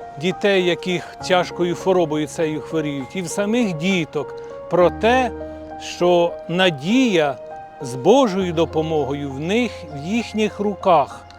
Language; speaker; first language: Ukrainian; native; Ukrainian